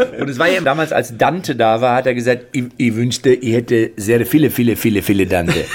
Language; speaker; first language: German; native; German